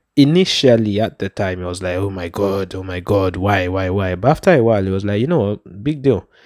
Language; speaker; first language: English; non-native, local second language; Yoruba